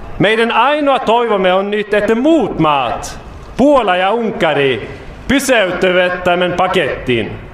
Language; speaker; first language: Finnish; non-native, fluent; Swedish